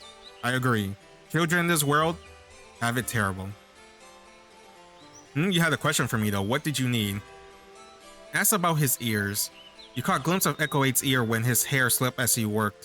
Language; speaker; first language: English; native; English